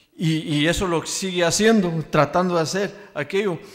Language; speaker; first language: Spanish; early bilingual, heritage; Spanish